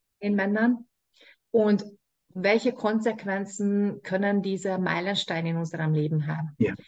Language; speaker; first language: German; non-native, fluent; Hungarian